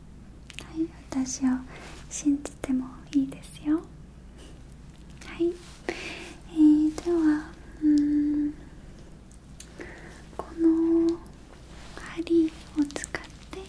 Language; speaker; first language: Japanese; non-native, learner; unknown